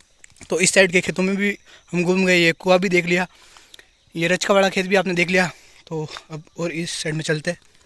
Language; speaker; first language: Hindi; non-native, local second language; Rajasthani